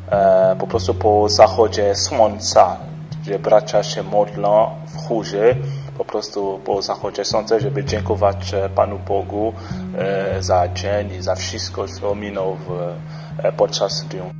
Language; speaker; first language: Polish; non-native, fluent; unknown